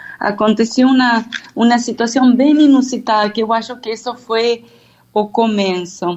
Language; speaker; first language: Portuguese; non-native, fluent; Spanish